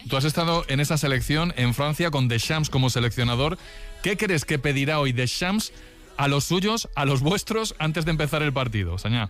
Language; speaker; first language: Spanish; native; Spanish